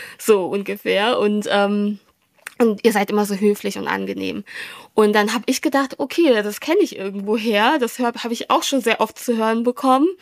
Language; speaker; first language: German; early bilingual, other home language; Vietnamese